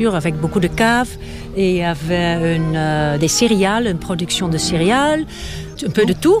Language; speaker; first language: French; non-native, fluent; Dutch